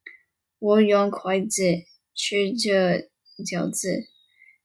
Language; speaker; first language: Chinese; non-native, learner; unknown